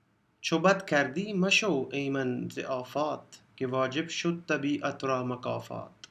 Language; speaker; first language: Persian; non-native, fluent; Urdu